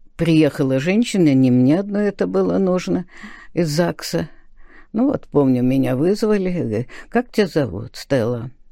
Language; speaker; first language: Russian; early bilingual, other home language; Spanish